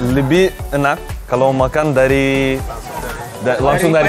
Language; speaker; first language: Indonesian; non-native, fluent; Turkish